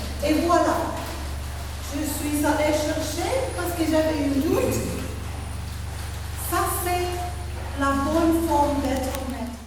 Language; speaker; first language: French; non-native, fluent; Spanish